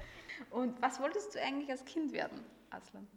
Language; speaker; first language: German; native; German